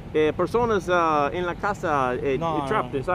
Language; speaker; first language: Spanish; non-native, learner; English